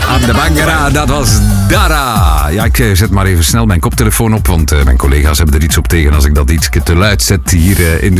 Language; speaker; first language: Dutch; native; Dutch